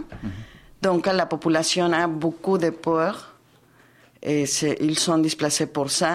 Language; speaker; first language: French; non-native, fluent; Spanish